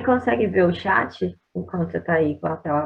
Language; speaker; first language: Portuguese; native; Portuguese